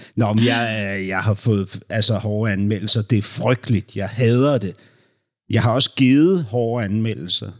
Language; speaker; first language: Danish; native; Danish